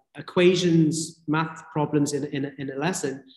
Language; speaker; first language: English; native; English